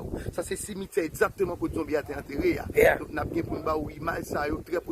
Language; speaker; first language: Haitian Creole; native; Haitian Creole